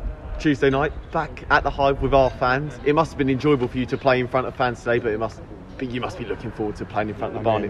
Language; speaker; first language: English; native; English